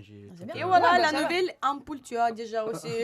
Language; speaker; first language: French; non-native, learner; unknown